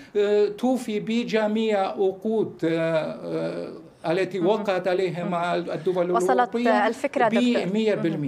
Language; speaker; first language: Arabic; non-native, fluent; Russian